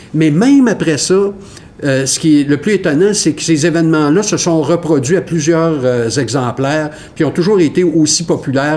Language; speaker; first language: French; native; French